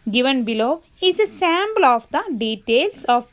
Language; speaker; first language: English; non-native, local second language; Malayalam